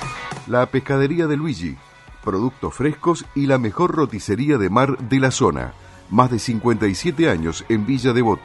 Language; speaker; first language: Spanish; native; Spanish